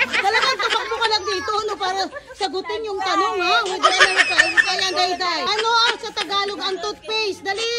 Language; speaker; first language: Filipino; non-native, local second language; Waray